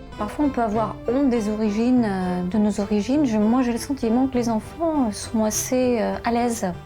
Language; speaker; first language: French; native; French